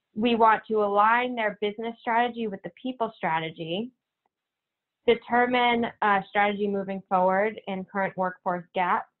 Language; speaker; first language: English; native; English